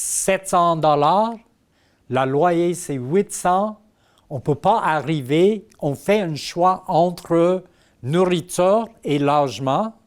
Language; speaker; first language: French; non-native, local second language; English